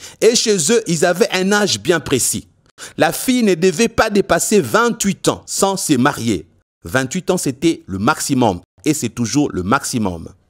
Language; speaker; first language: French; non-native, local second language; Lingala